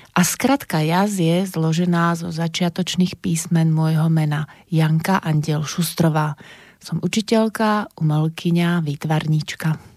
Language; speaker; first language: Slovak; native; Slovak